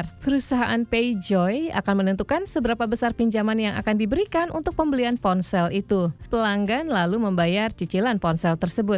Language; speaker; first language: Indonesian; native; Indonesian